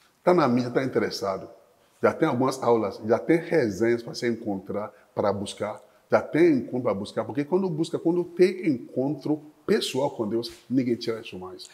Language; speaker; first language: Portuguese; non-native, fluent; Yoruba